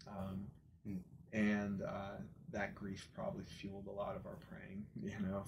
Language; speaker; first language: English; native; English